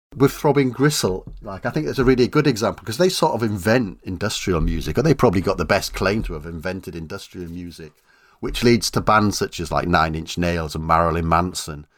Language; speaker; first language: English; native; English